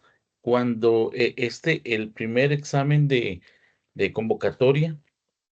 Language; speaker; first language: Spanish; native; Spanish